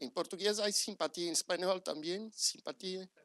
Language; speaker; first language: Spanish; non-native, learner; Portuguese